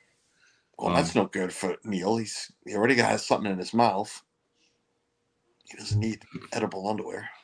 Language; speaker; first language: English; native; English